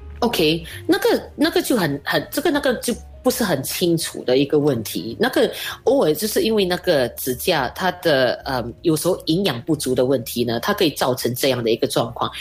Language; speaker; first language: Chinese; native; Chinese